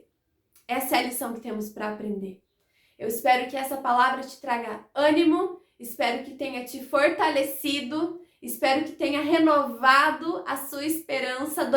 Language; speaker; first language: Portuguese; native; Portuguese